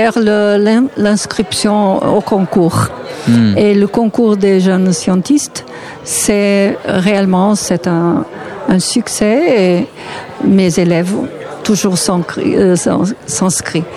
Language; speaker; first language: French; non-native, learner; Portuguese